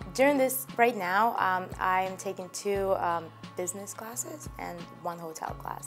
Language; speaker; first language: English; non-native, fluent; Russian